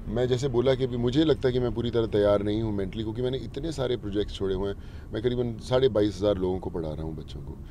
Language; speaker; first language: Hindi; native; Hindi